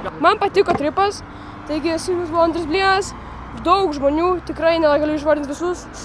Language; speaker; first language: Lithuanian; native; Lithuanian